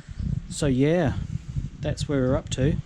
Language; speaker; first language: English; native; English